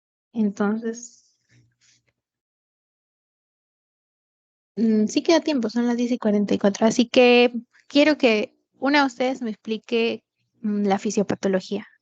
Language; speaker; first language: Spanish; native; Spanish